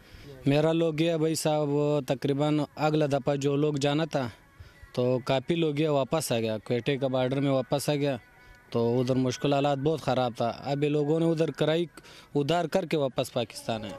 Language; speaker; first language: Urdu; non-native, learner; Pashto